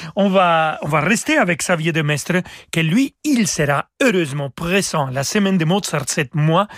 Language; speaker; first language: French; non-native, fluent; Spanish